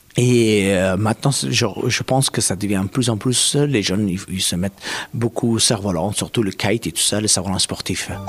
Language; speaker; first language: French; non-native, fluent; Persian